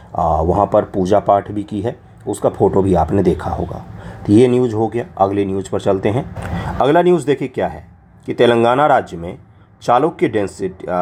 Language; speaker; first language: Hindi; non-native, local second language; Maithili